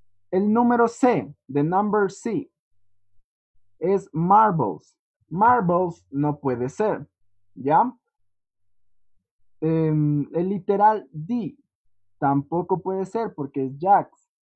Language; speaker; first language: Spanish; native; Spanish